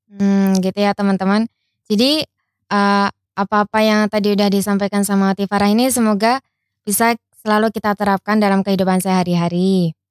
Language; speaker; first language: Indonesian; native; Indonesian